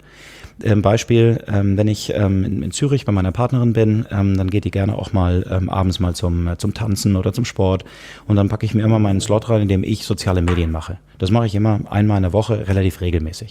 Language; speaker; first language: German; native; German